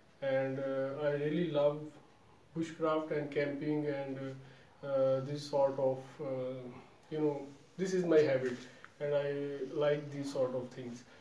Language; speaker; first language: English; non-native, local second language; Urdu